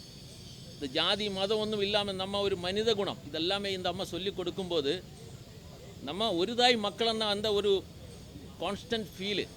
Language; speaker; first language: Tamil; non-native, learner; Malayalam